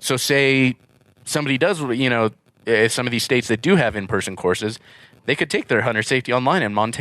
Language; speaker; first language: English; native; English